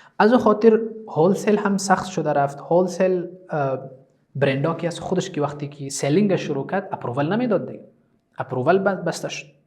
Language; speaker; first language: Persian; native; Persian